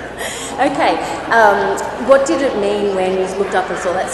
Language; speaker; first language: English; native; English